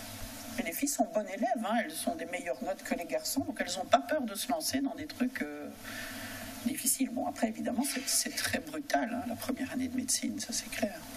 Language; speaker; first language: French; native; French